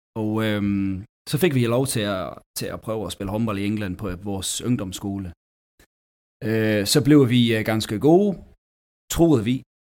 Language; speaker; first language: Danish; non-native, fluent; English